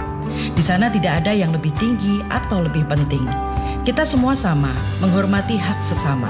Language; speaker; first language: Indonesian; native; Indonesian